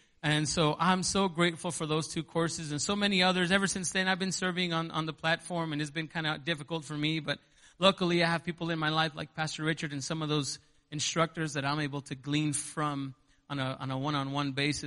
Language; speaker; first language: English; native; English